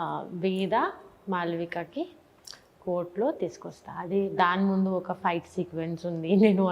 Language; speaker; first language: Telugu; non-native, learner; Bangla